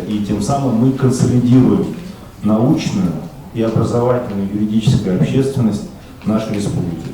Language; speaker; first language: Russian; native; Russian